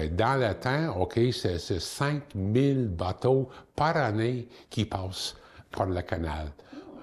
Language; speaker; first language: French; non-native, local second language; English